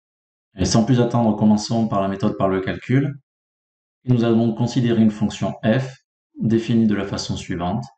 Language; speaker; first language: French; native; French